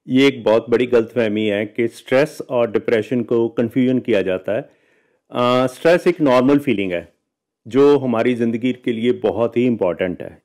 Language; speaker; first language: Hindi; non-native, local second language; Punjabi